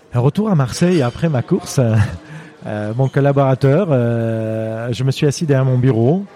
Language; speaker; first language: French; non-native, fluent; Armenian